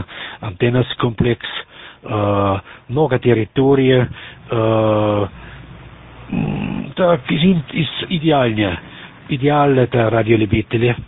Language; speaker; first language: Russian; non-native, learner; German